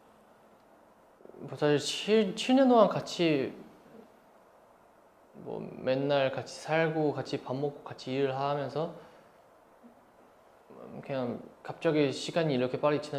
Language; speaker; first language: Korean; non-native, fluent; Chinese